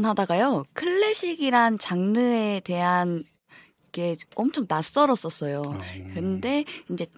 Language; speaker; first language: Korean; native; Korean